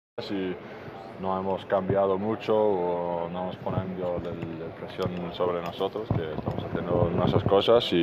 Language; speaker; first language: Spanish; non-native, learner; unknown